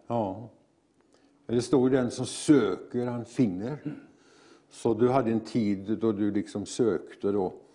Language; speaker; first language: Swedish; native; Swedish